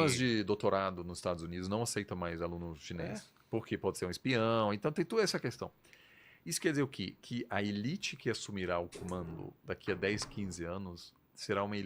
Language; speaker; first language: Portuguese; non-native, fluent; German